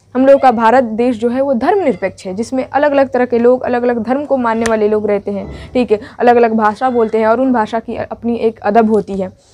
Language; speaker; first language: Hindi; native; Hindi